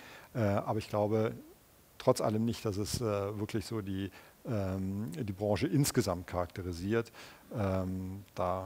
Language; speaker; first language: German; native; German